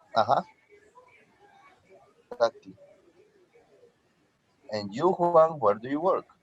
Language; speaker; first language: English; non-native, learner; Spanish